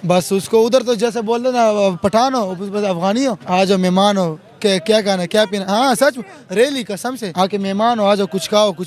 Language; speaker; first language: Hindi; non-native, local second language; Pashto